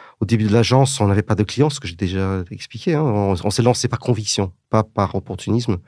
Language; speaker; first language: French; early bilingual, heritage; English